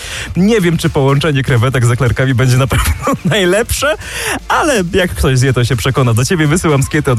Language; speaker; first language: Polish; native; Polish